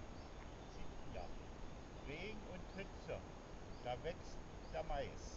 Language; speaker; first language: German; native; German